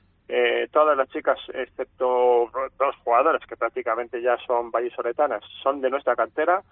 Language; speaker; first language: Spanish; native; Spanish